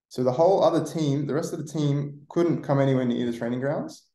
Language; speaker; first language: English; native; English